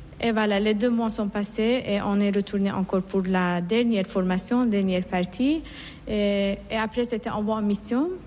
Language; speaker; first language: French; non-native, fluent; Persian